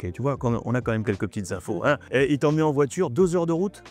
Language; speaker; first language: French; native; French